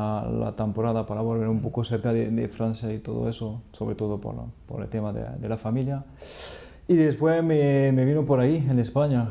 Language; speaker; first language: Spanish; non-native, fluent; French